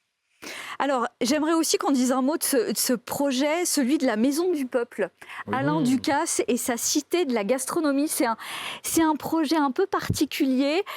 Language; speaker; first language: French; native; French